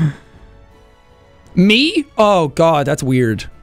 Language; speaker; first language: English; native; English